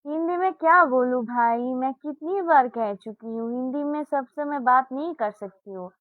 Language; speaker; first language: Hindi; non-native, learner; Bangla